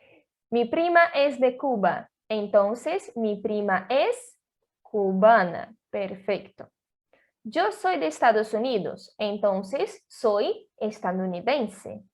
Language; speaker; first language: Spanish; non-native, learner; Portuguese